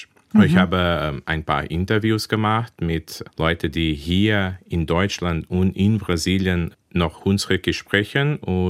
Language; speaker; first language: German; early bilingual, heritage; German